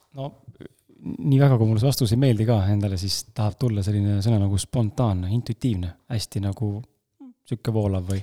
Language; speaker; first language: Estonian; native; Estonian